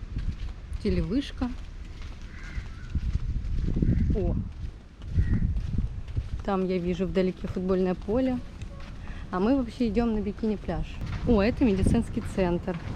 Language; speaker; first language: Russian; native; Russian